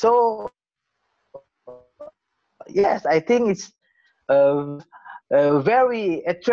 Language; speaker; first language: English; non-native, learner; Indonesian